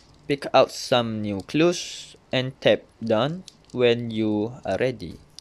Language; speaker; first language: English; non-native, local second language; Malay